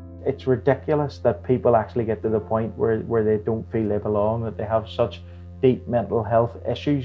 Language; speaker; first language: English; native; English